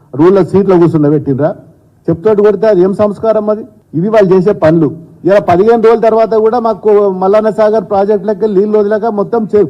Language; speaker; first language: Telugu; native; Telugu